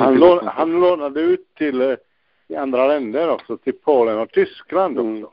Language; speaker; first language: Swedish; non-native, fluent; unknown